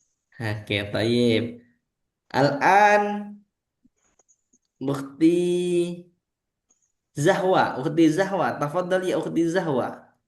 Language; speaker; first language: Arabic; non-native, fluent; Indonesian